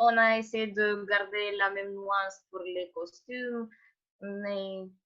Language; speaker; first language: French; non-native, fluent; Romanian